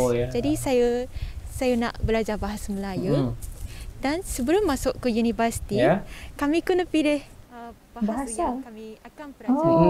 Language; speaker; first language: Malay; non-native, fluent; Japanese